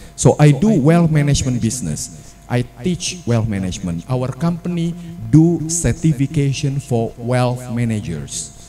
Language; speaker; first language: English; non-native, fluent; Indonesian